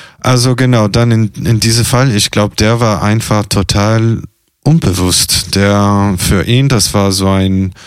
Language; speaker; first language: German; non-native, fluent; Italian